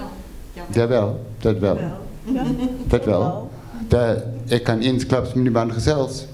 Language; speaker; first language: Afrikaans; non-native, fluent; French